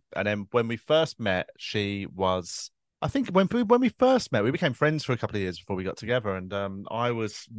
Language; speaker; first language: English; native; English